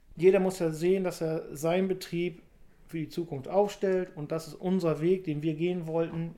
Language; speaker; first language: German; native; German